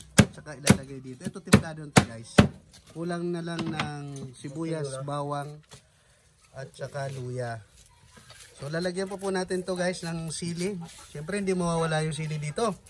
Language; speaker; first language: Filipino; non-native, local second language; Bikol